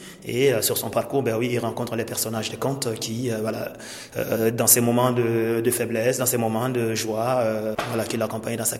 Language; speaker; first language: French; non-native, local second language; Mossi